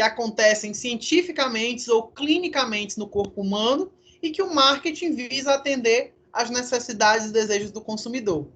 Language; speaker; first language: Portuguese; native; Portuguese